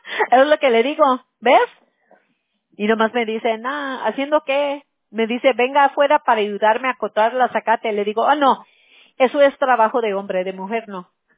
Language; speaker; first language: Spanish; early bilingual, heritage; Spanish